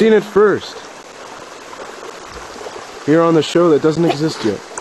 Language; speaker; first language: English; native; English